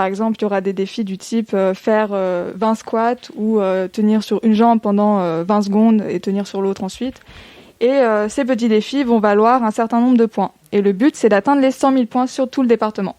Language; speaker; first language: French; native; French